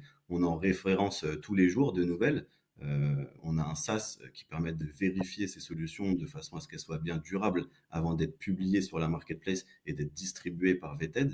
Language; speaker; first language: French; native; French